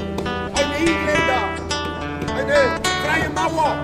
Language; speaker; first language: German; non-native, learner; Spanish